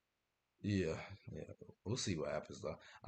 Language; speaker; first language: English; native; English